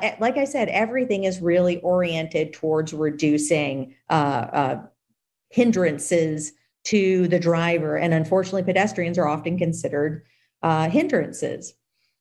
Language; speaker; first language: English; native; English